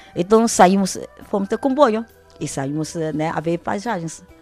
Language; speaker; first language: Portuguese; non-native, fluent; Chinese